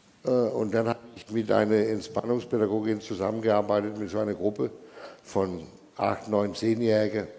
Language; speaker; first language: German; non-native, fluent; Danish